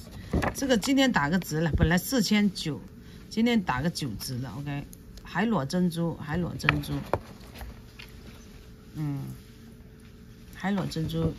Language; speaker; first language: Chinese; non-native, local second language; Cantonese